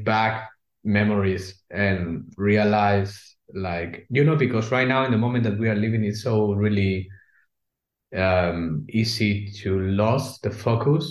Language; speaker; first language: English; non-native, fluent; Spanish